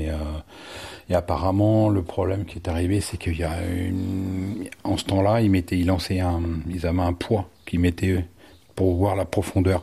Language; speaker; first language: French; native; French